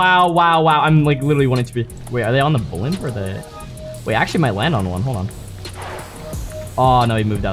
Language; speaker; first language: English; native; English